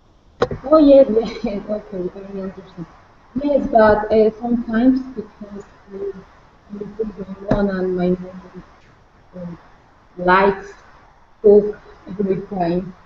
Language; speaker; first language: English; non-native, learner; Spanish